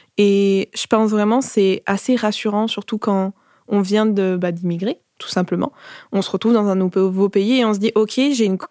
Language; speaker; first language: French; native; French